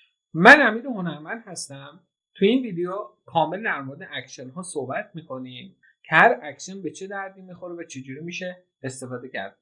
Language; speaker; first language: Persian; native; Persian